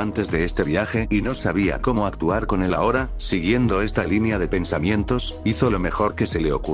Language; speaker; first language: Spanish; native; Spanish